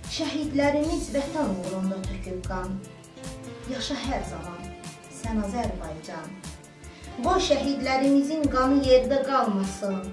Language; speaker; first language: Azerbaijani; non-native, local second language; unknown